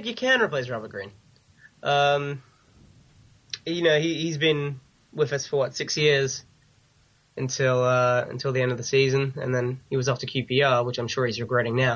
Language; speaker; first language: English; native; English